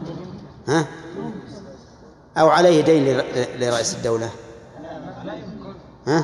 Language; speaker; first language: Arabic; native; Arabic